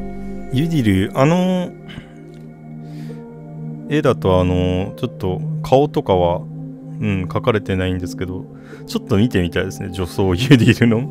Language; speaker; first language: Japanese; native; Japanese